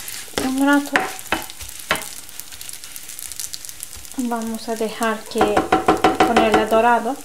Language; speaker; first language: Spanish; non-native, learner; Turkish